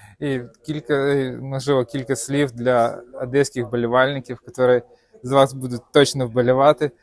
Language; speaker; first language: Ukrainian; non-native, local second language; Russian